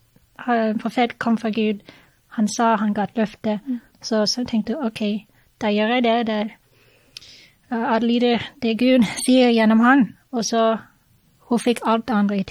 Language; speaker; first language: Norwegian; non-native, fluent; English